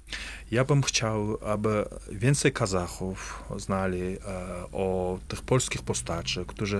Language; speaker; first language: Polish; non-native, fluent; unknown